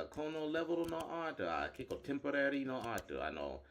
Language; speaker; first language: Japanese; non-native, learner; English